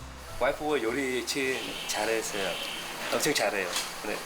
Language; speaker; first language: Korean; non-native, learner; Vietnamese